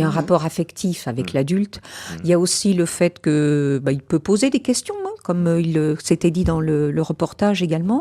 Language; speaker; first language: French; native; French